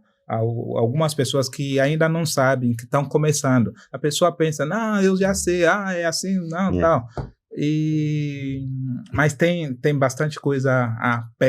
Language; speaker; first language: Portuguese; non-native, fluent; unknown